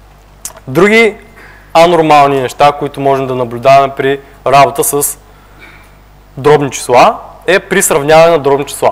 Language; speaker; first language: Bulgarian; native; Bulgarian